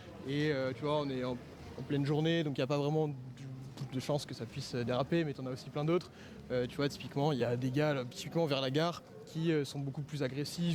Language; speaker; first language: French; native; French